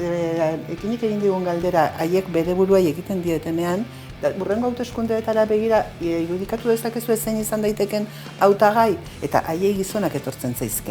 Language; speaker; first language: Basque; native; Basque